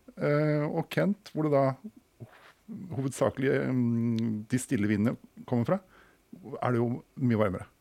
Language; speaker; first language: Norwegian; native; Norwegian